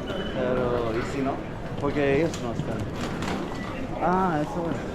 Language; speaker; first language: Spanish; non-native, fluent; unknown